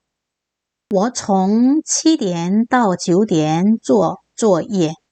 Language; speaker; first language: Chinese; non-native, fluent; Korean